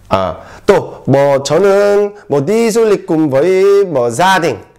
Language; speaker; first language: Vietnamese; non-native, fluent; Korean